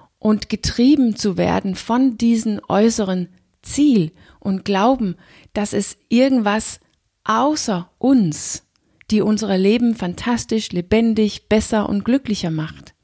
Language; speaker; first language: German; non-native, fluent; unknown